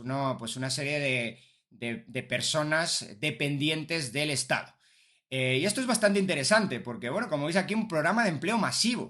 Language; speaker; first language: Spanish; native; Spanish